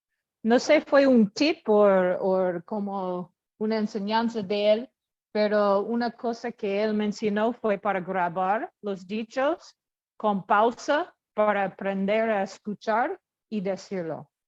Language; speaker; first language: Spanish; non-native, learner; English